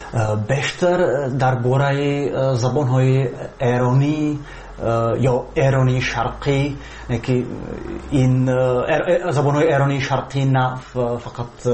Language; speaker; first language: Persian; non-native, fluent; Czech